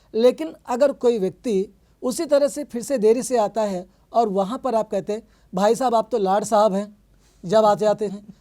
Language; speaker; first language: Hindi; non-native, local second language; Telugu